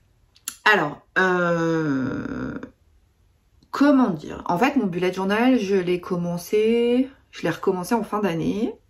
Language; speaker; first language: French; native; French